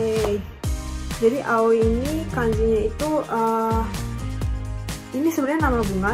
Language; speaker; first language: Indonesian; non-native, fluent; Japanese